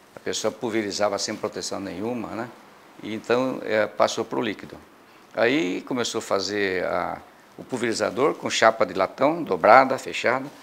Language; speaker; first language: Portuguese; early bilingual, other home language; Japanese